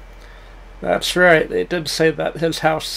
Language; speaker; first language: English; native; English